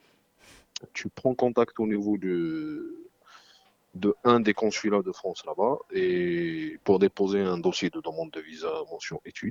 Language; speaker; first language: French; non-native, local second language; Arabic